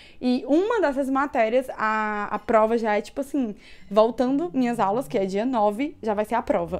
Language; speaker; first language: Portuguese; native; Portuguese